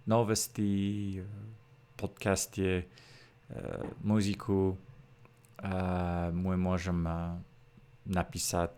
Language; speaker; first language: Russian; non-native, learner; English